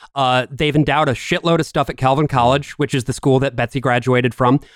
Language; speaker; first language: English; native; English